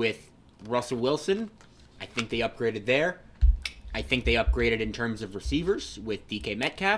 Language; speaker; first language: English; native; English